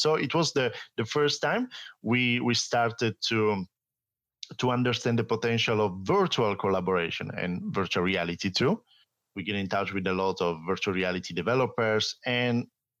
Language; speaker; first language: English; non-native, fluent; Italian